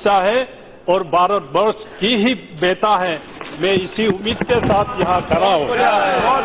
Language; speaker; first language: Hindi; non-native, local second language; Adi